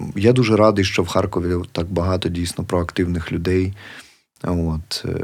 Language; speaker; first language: Ukrainian; native; Ukrainian